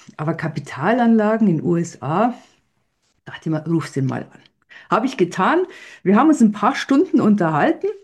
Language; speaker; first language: German; native; German